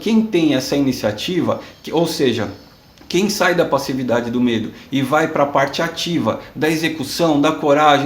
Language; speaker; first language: Portuguese; native; Portuguese